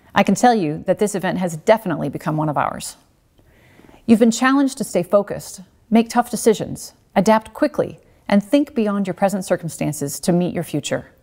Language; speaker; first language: English; native; English